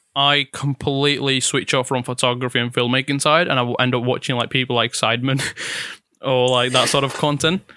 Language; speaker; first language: English; non-native, fluent; Italian